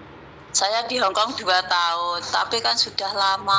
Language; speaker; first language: Indonesian; non-native, local second language; Javanese